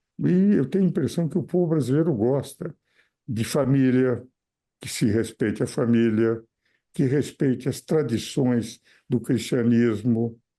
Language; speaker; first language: Portuguese; native; Portuguese